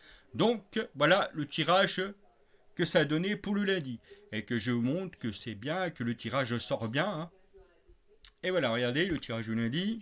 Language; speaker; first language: French; native; French